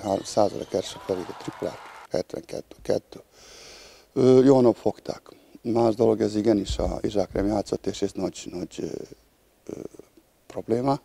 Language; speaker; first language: Hungarian; non-native, learner; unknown